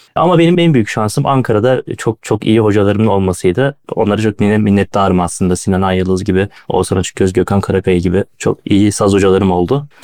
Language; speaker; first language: Turkish; native; Turkish